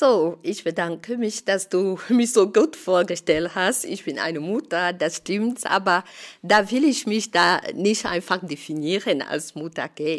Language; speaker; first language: German; non-native, fluent; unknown